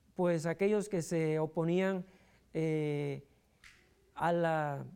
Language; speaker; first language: Spanish; native; Spanish